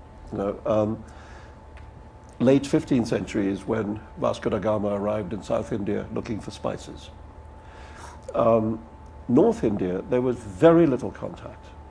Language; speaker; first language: English; non-native, local second language; Urdu